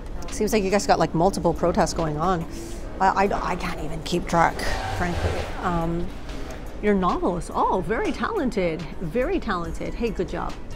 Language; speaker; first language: English; early bilingual, other home language; Cantonese